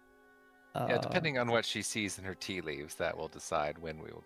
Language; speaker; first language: English; native; English